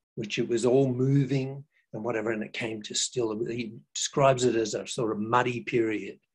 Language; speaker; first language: English; native; English